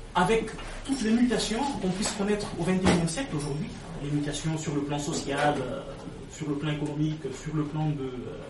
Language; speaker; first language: French; non-native, local second language; Lingala